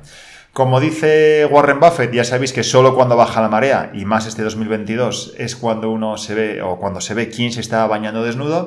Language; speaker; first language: Spanish; native; Spanish